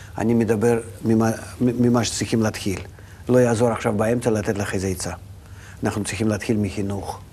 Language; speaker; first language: Hebrew; non-native, fluent; Russian